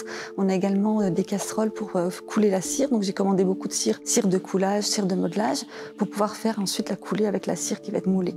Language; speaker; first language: French; native; French